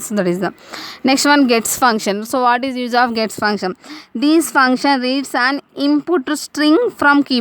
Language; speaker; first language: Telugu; native; Telugu